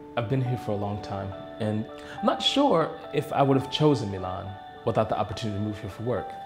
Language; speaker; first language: English; native; English